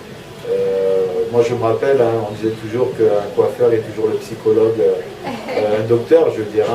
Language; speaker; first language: French; native; French